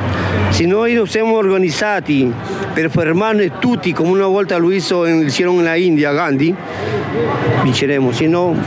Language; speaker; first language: Italian; non-native, learner; Spanish